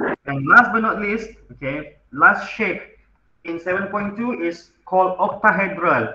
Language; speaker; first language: English; non-native, local second language; Malay